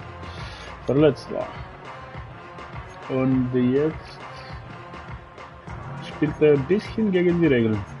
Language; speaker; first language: German; non-native, learner; Russian